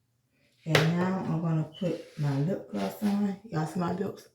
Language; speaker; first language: English; native; English